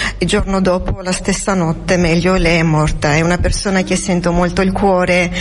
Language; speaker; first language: Italian; non-native, fluent; Armenian